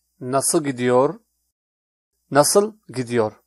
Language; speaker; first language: Turkish; non-native, fluent; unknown